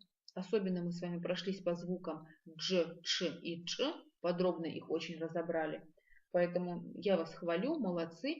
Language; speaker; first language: Russian; non-native, local second language; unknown